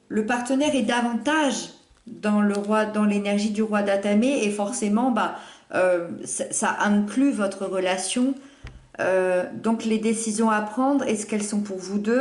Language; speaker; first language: French; native; French